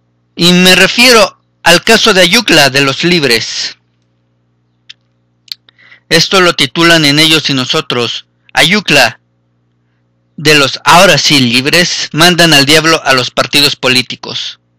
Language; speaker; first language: Spanish; native; Spanish